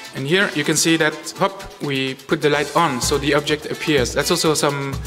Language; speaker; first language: English; non-native, fluent; French